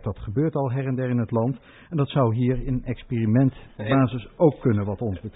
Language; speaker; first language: Dutch; native; Dutch